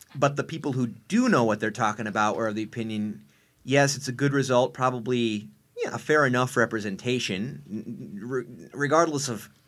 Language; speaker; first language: English; native; English